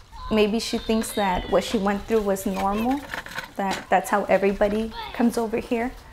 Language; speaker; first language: English; early bilingual, other home language; Spanish